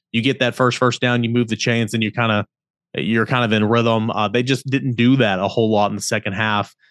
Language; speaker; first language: English; native; English